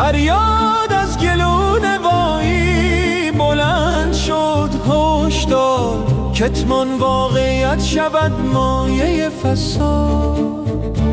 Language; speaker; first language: Persian; native; Persian